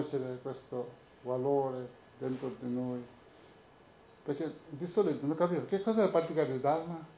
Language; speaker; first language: Italian; non-native, learner; Tibetan